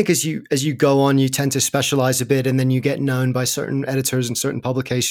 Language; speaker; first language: English; native; English